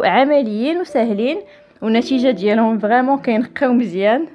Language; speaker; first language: Arabic; native; Arabic